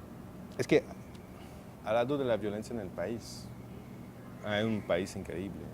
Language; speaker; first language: Spanish; non-native, fluent; French